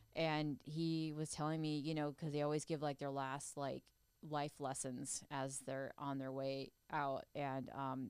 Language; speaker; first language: English; native; English